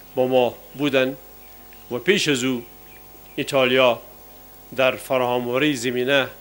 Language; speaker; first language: Persian; non-native, local second language; Pashto